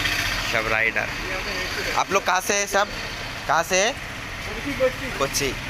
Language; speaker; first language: Hindi; non-native, local second language; Bangla